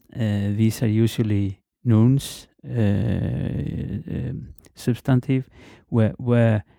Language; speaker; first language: English; non-native, fluent; Icelandic